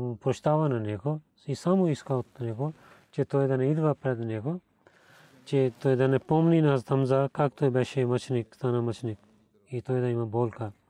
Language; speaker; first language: Bulgarian; non-native, learner; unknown